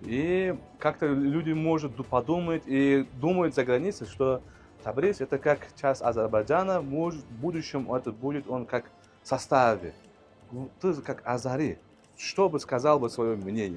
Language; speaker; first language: Russian; non-native, local second language; Uzbek